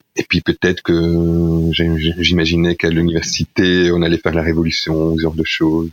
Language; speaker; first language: French; native; French